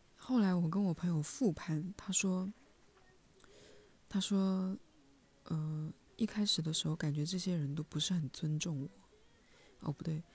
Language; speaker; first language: Chinese; native; Chinese